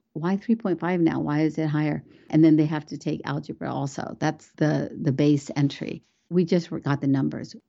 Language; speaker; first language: English; early bilingual, other home language; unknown